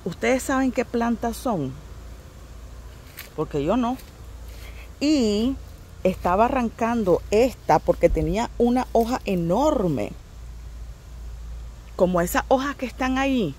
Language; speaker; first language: Spanish; native; Spanish